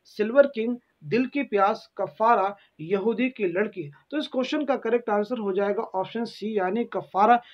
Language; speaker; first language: Hindi; native; Hindi